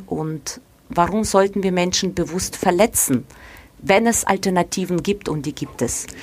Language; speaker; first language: German; non-native, fluent; Russian